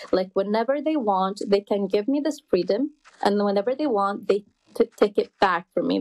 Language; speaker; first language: English; non-native, fluent; Arabic